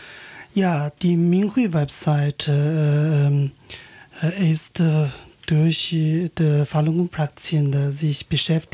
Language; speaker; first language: German; non-native, learner; Chinese